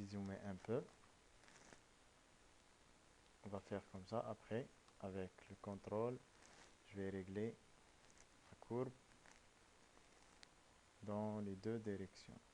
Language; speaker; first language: French; non-native, local second language; Arabic